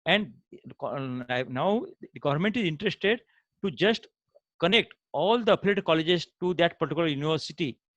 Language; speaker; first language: English; non-native, local second language; Marathi